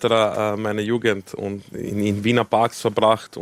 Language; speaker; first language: German; early bilingual, other home language; Croatian